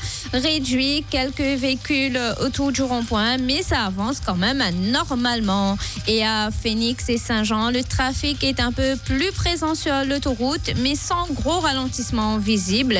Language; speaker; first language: French; non-native, local second language; Morisyen